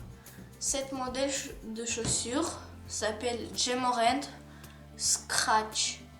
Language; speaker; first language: French; non-native, learner; Ukrainian